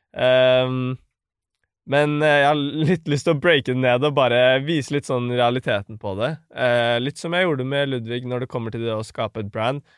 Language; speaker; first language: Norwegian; native; Norwegian